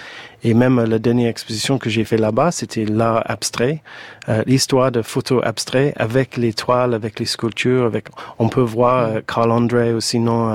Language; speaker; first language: French; non-native, fluent; English